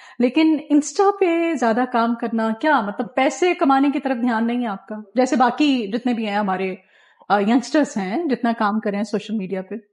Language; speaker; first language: Urdu; native; Urdu